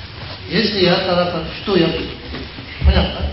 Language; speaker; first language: Russian; non-native, learner; Tibetan